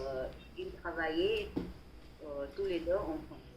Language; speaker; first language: French; non-native, learner; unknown